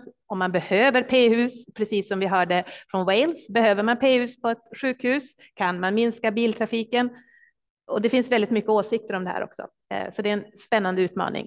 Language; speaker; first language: Swedish; native; Swedish